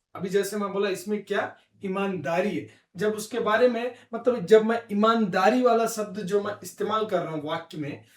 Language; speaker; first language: Hindi; non-native, local second language; Telugu